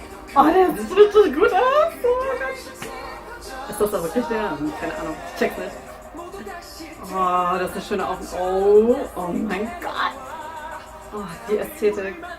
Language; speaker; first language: German; native; German